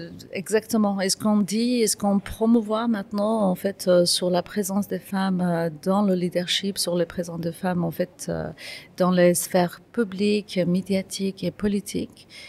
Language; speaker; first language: French; non-native, fluent; Kurdish